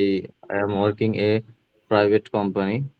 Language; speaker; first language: English; non-native, learner; Bangla